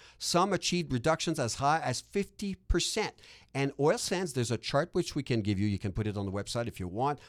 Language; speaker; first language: English; non-native, local second language; French